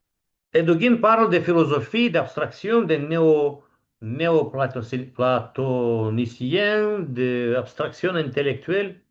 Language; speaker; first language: French; non-native, fluent; Romanian